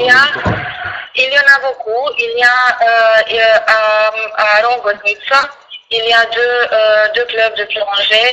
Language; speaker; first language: French; non-native, fluent; Croatian